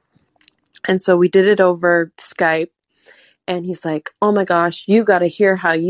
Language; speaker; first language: English; native; English